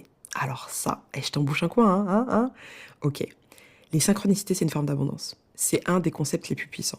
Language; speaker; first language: French; native; French